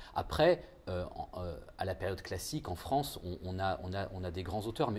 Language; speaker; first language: French; native; French